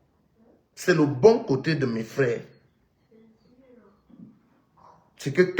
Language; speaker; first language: French; non-native, local second language; Lingala